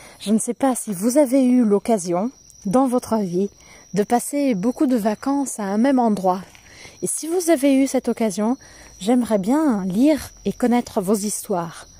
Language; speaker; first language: French; non-native, fluent; Portuguese